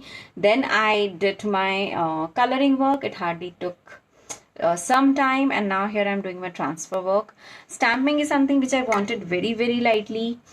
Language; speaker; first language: English; non-native, local second language; Hindi